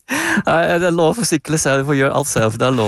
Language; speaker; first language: Norwegian; non-native, fluent; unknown